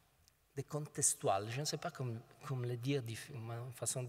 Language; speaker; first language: French; non-native, fluent; Italian